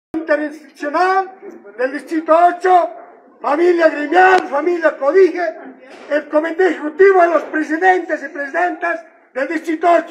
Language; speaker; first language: Spanish; native; Spanish